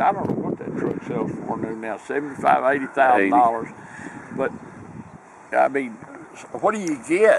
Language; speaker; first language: English; native; English